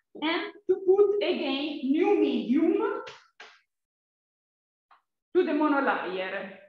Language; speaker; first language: English; non-native, learner; Italian